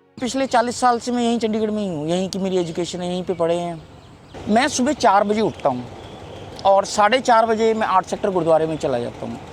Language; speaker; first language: Hindi; native; Hindi